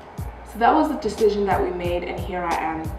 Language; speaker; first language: English; non-native, local second language; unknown